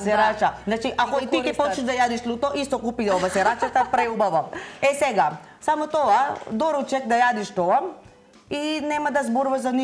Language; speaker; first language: Macedonian; non-native, learner; Filipino